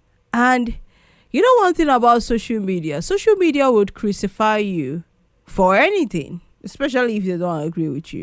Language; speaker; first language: English; non-native, local second language; Igbo